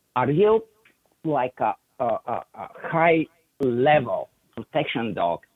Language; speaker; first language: English; non-native, fluent; Bulgarian